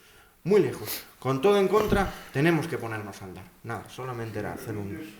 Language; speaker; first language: Spanish; native; Spanish